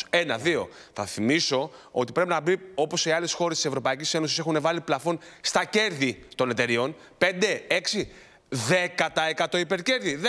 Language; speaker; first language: Greek; native; Greek